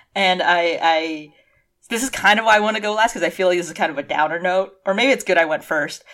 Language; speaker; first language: English; early bilingual, other home language; Cantonese